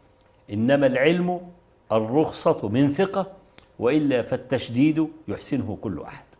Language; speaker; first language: Arabic; native; Arabic